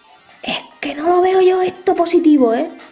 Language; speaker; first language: Spanish; native; Spanish